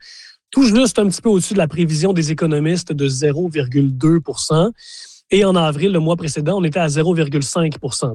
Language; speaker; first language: French; native; French